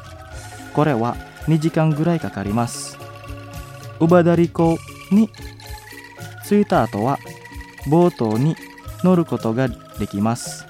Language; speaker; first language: Japanese; non-native, fluent; Indonesian